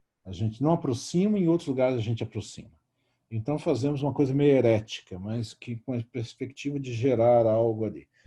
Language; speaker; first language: Portuguese; native; Portuguese